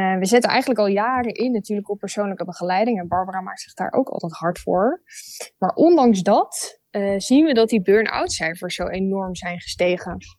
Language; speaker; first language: Dutch; native; Dutch